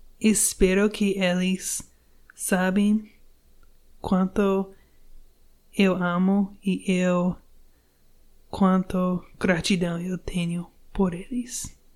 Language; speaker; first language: Portuguese; non-native, learner; English